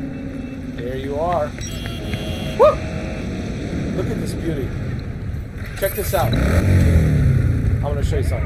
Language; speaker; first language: English; native; English